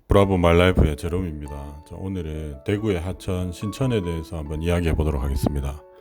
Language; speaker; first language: Korean; native; Korean